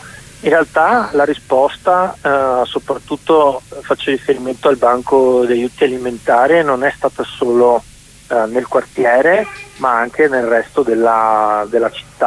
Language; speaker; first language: Italian; native; Italian